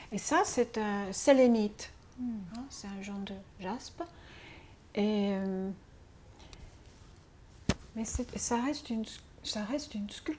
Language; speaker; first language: French; non-native, fluent; English